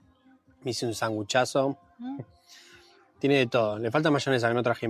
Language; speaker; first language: Spanish; native; Spanish